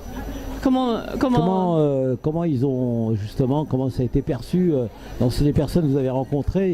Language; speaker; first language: French; native; French